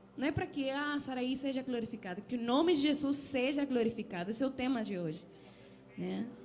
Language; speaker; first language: Portuguese; non-native, fluent; Spanish